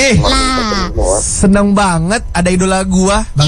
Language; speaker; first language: Indonesian; native; Indonesian